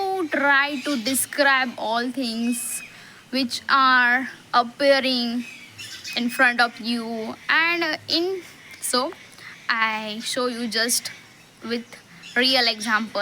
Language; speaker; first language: English; non-native, learner; Hindi